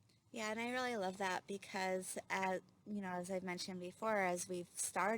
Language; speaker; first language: English; native; English